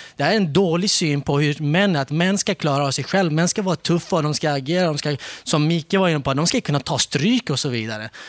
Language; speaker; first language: Swedish; early bilingual, other home language; Kurdish